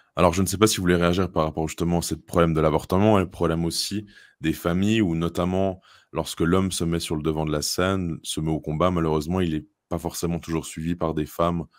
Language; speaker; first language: French; native; French